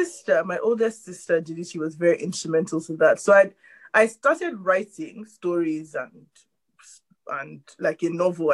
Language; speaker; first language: English; non-native, local second language; Yoruba